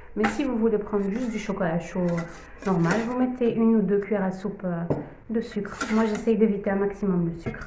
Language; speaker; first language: French; non-native, local second language; Arabic